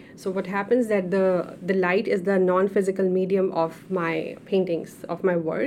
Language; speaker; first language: English; non-native, local second language; Urdu